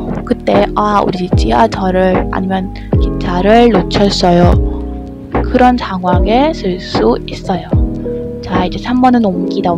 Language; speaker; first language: Korean; non-native, learner; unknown